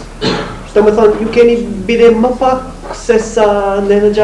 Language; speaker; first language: Albanian; non-native, fluent; English